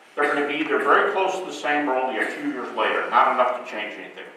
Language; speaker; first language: English; native; English